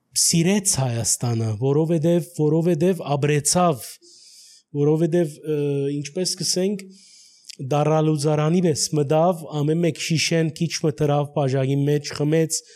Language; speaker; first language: Armenian; early bilingual, heritage; Armenian